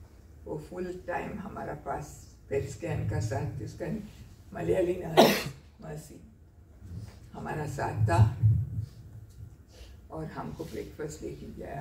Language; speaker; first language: Hindi; non-native, local second language; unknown